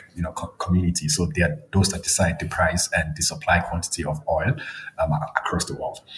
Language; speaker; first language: English; non-native, local second language; Yoruba